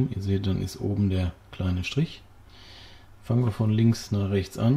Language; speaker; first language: German; native; German